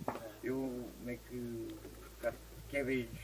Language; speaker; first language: English; non-native, learner; Romanian